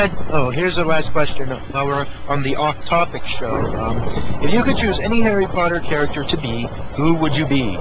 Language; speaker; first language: English; native; English